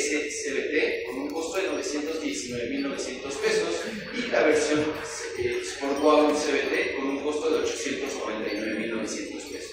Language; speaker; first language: Spanish; native; Spanish